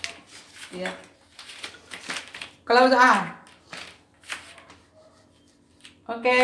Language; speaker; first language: English; non-native, learner; Vietnamese